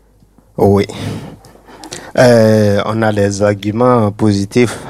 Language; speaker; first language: French; non-native, learner; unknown